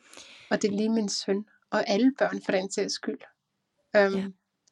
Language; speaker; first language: Danish; native; Danish